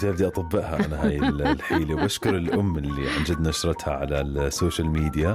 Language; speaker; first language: Arabic; native; Arabic